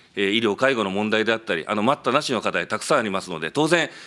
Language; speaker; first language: Japanese; native; Japanese